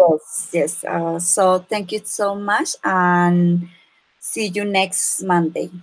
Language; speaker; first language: English; non-native, learner; Spanish